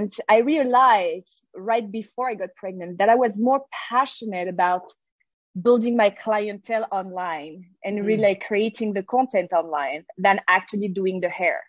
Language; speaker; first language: English; non-native, fluent; French